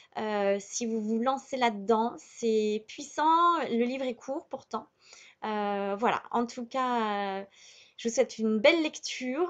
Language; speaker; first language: French; native; French